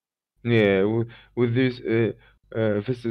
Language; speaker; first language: English; non-native, learner; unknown